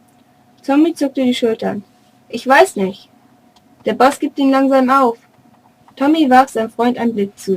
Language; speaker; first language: German; native; German